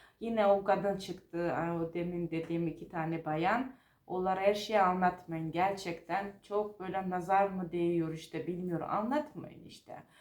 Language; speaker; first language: Turkish; non-native, fluent; Georgian